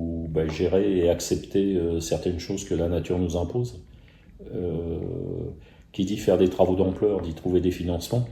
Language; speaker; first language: French; native; French